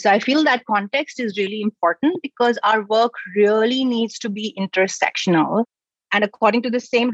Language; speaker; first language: English; non-native, local second language; Hindi